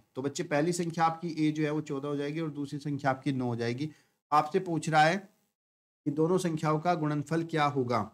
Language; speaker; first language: Hindi; native; Hindi